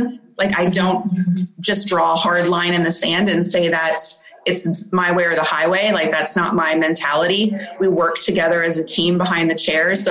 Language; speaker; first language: English; native; English